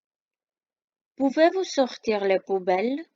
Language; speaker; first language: French; non-native, fluent; Armenian